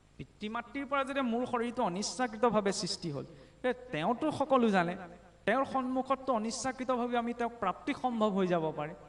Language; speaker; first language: Assamese; native; Assamese